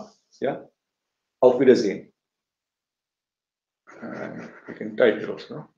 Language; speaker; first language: German; non-native, fluent; Marathi